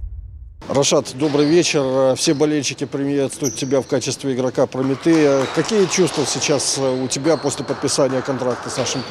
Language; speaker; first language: Russian; native; Russian